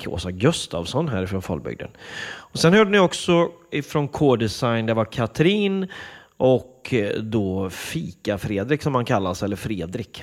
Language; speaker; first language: Swedish; native; Swedish